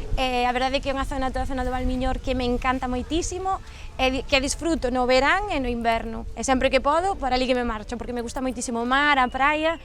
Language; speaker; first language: Galician; native; Galician